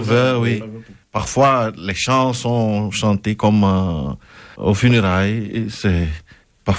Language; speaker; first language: French; non-native, local second language; Ewe